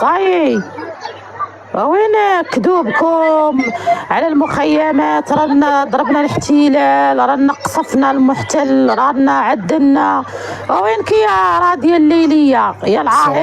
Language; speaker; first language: Arabic; native; Arabic